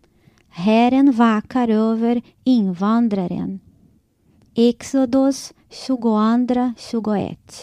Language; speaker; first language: Swedish; non-native, fluent; Portuguese